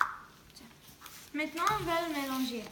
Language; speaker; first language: French; non-native, local second language; English